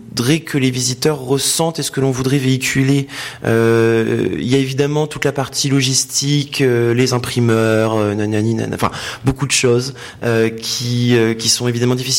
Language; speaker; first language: French; native; French